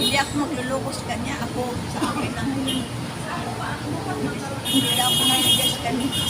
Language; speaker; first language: Filipino; non-native, local second language; Cebuano